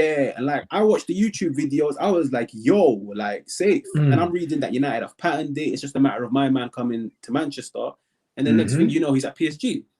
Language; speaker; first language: English; native; English